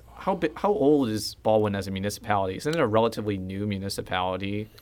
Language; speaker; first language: English; native; English